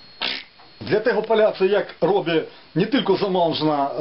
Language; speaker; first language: Polish; non-native, fluent; Ukrainian